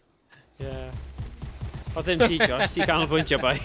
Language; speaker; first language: Welsh; native; Welsh